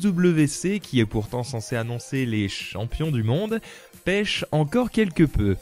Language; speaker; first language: French; native; French